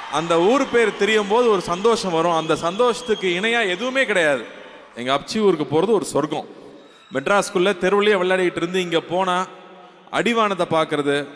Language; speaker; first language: Tamil; native; Tamil